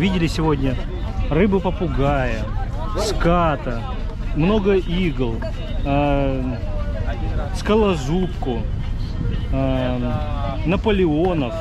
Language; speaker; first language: Russian; native; Russian